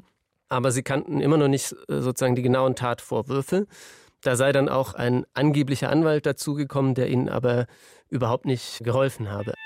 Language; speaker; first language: German; native; German